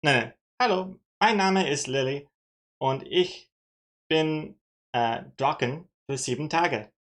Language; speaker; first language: German; early bilingual, heritage; German